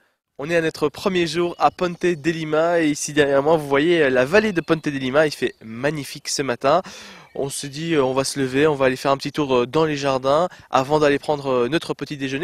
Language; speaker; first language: French; native; French